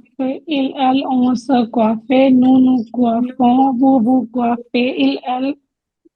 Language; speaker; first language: French; non-native, learner; Punjabi